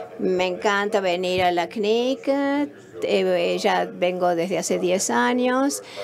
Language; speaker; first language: Spanish; non-native, learner; English